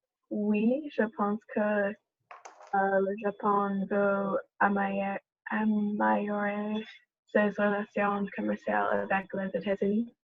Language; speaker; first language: French; non-native, learner; English